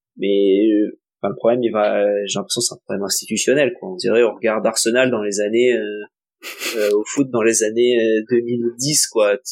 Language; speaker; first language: French; native; French